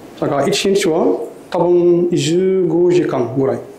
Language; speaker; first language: Japanese; non-native, learner; Arabic